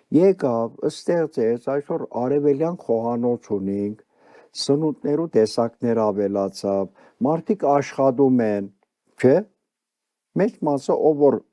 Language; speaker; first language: Armenian; early bilingual, heritage; Armenian